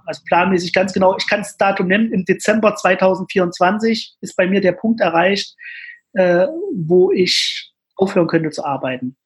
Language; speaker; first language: German; native; German